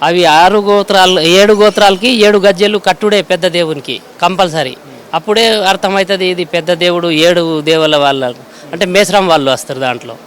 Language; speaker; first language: Telugu; non-native, local second language; Gondi